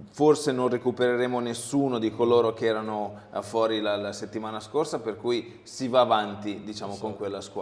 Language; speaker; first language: Italian; native; Italian